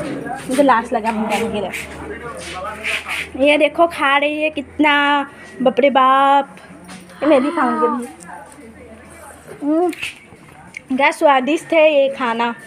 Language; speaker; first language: Hindi; non-native, local second language; Assamese